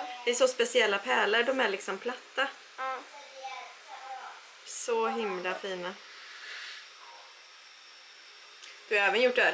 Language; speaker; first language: Swedish; native; Swedish